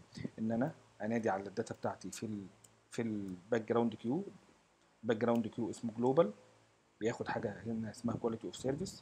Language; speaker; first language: Arabic; native; Arabic